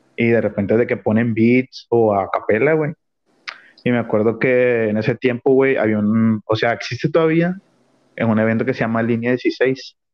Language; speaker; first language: Spanish; native; Spanish